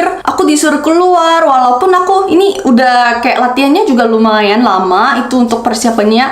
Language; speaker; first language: Indonesian; non-native, fluent; Korean